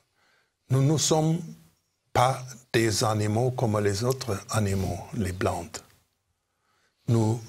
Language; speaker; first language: French; non-native, fluent; German